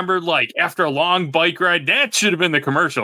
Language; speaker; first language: English; native; English